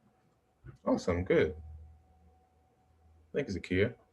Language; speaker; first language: English; native; English